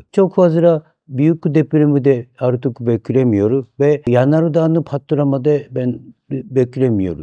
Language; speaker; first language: Turkish; non-native, fluent; Japanese